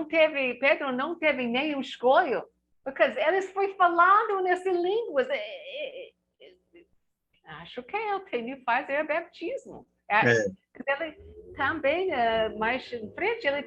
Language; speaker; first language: Portuguese; non-native, learner; English